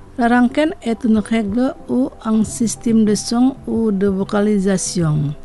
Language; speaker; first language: French; non-native, fluent; Indonesian